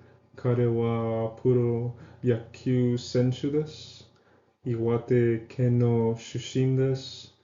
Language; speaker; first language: Japanese; non-native, learner; English